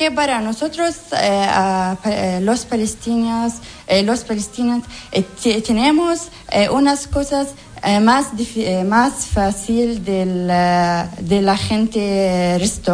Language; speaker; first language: Spanish; non-native, learner; Arabic